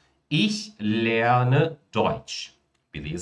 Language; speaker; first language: German; non-native, fluent; Portuguese